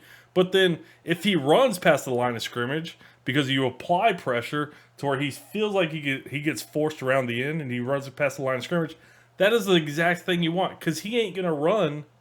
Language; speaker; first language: English; native; English